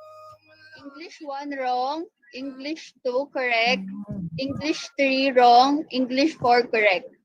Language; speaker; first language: English; non-native, local second language; Filipino